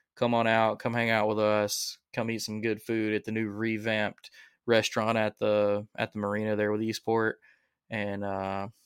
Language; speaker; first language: English; native; English